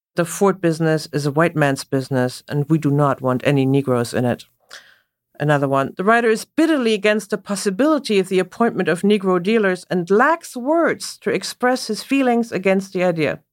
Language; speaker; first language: English; non-native, fluent; German